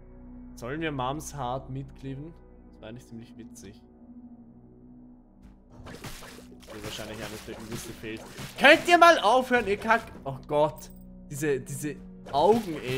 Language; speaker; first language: German; native; German